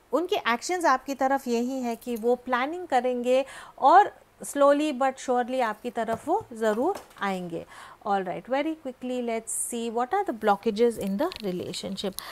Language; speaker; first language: Hindi; native; Hindi